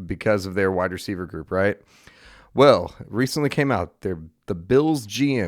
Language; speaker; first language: English; native; English